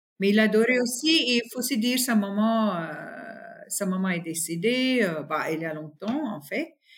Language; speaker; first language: French; non-native, fluent; English